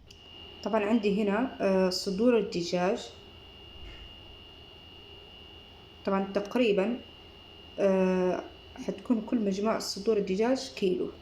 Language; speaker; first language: Arabic; native; Arabic